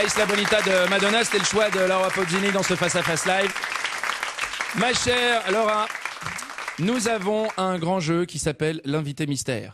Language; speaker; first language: French; native; French